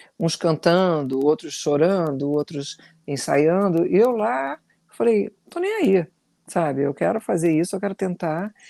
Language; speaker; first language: Portuguese; native; Portuguese